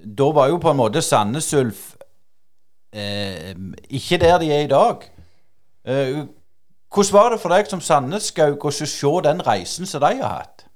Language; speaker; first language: Norwegian; native; Norwegian